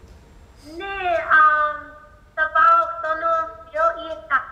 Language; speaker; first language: Greek; early bilingual, heritage; Greek